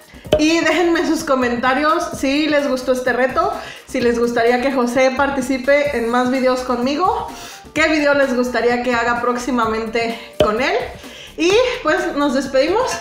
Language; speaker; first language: Spanish; native; Spanish